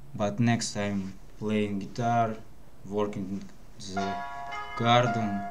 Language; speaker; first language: English; non-native, learner; Russian